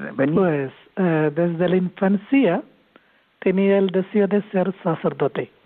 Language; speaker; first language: Spanish; non-native, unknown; Malayalam